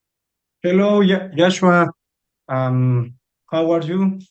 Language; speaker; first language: English; non-native, learner; Spanish